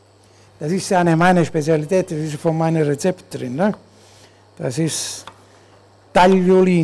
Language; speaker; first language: German; non-native, learner; Italian